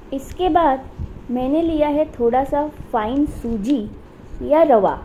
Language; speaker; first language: Hindi; non-native, local second language; Marathi